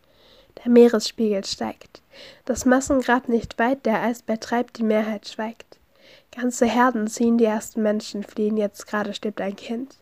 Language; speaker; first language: German; native; German